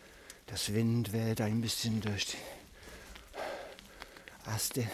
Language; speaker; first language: German; non-native, learner; English